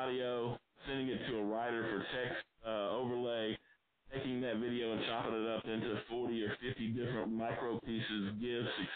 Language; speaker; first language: English; native; English